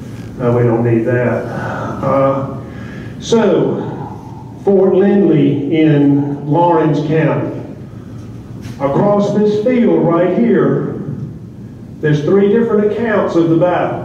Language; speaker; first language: English; native; English